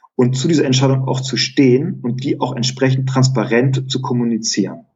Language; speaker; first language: German; early bilingual, other home language; Greek